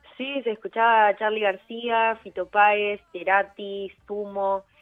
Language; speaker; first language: Spanish; native; Spanish